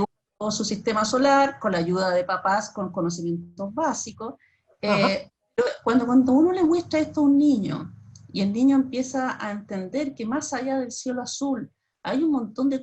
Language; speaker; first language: Spanish; native; Spanish